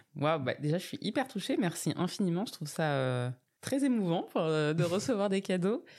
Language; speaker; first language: French; native; French